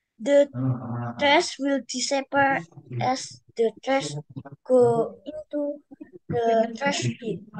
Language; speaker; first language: English; non-native, learner; Indonesian